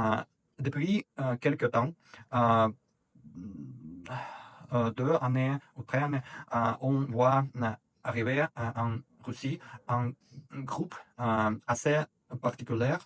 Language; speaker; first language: French; non-native, fluent; Russian